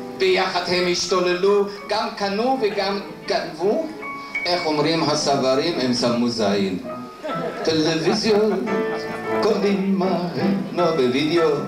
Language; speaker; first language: Hebrew; non-native, fluent; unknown